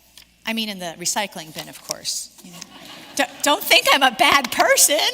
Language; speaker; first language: English; native; English